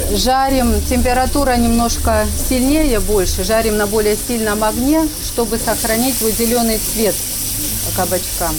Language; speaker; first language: Russian; non-native, fluent; French